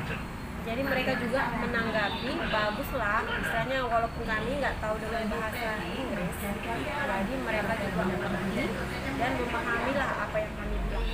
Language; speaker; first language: Indonesian; non-native, local second language; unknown